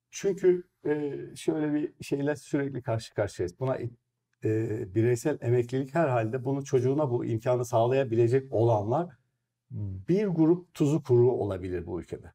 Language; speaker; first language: Turkish; native; Turkish